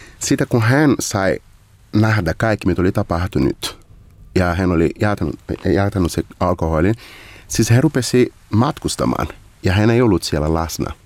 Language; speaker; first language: Finnish; non-native, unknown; Portuguese